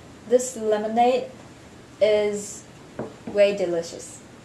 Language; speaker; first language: English; non-native, learner; Japanese